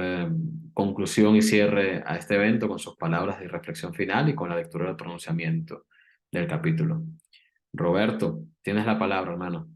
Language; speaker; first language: Spanish; native; Spanish